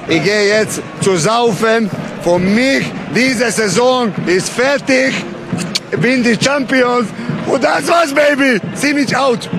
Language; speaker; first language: German; non-native, fluent; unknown